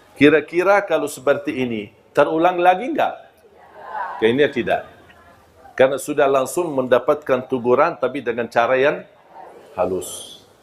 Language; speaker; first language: Malay; non-native, fluent; Arabic